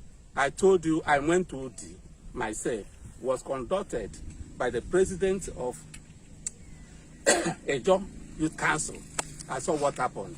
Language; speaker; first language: English; non-native, local second language; Igbo